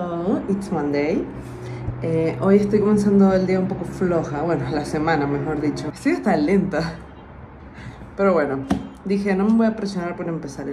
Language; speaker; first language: Spanish; native; Spanish